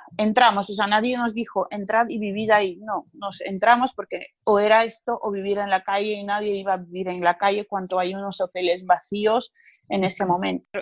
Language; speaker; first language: Spanish; non-native, fluent; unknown